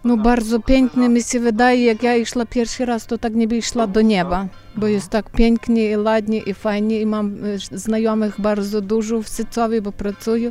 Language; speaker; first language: Polish; non-native, learner; Ukrainian